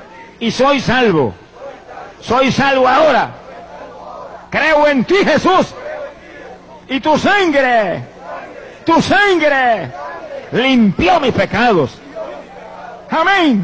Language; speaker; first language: Spanish; native; Spanish